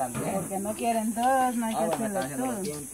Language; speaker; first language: Spanish; native; Spanish